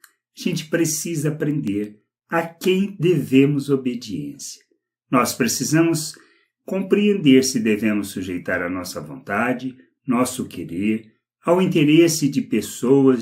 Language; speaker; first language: Portuguese; native; Portuguese